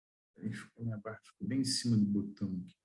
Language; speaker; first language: Portuguese; native; Portuguese